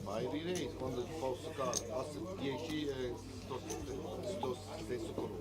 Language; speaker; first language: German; non-native, learner; Italian